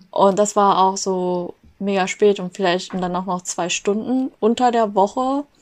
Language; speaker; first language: German; native; German